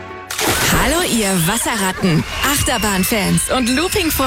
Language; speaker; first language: German; native; German